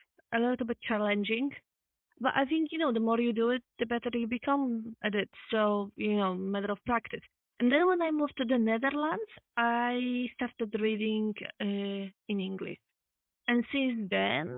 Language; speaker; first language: English; non-native, fluent; Polish